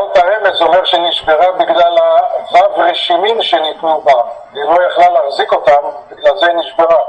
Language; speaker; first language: Hebrew; native; Hebrew